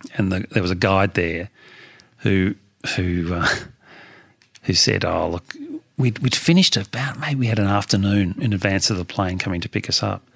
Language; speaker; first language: English; native; English